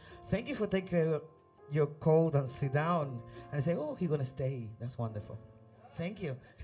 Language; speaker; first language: English; non-native, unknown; Spanish